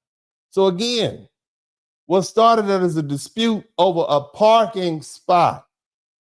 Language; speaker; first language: English; native; English